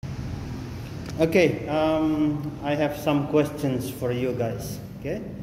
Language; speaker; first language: English; non-native, fluent; Indonesian